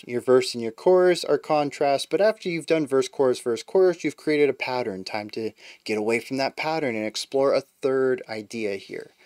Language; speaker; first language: English; native; English